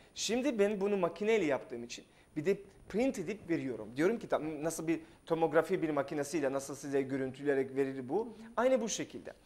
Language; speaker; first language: Turkish; non-native, fluent; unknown